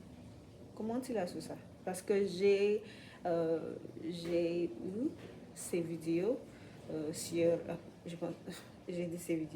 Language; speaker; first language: French; non-native, learner; English